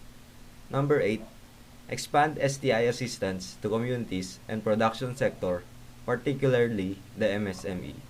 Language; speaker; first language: English; non-native, local second language; Filipino